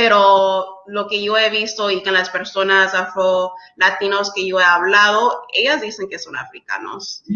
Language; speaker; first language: Spanish; early bilingual, heritage; English